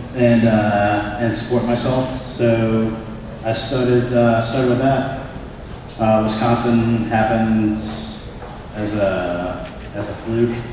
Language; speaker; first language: English; native; English